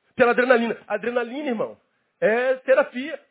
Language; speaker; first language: Portuguese; native; Portuguese